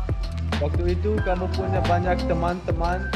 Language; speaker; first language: Indonesian; non-native, learner; Dutch